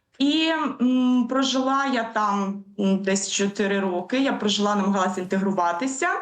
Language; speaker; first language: Ukrainian; native; Ukrainian